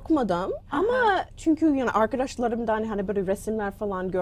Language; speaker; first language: Turkish; non-native, learner; English